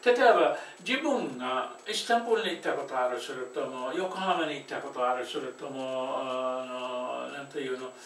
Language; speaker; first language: Japanese; non-native, fluent; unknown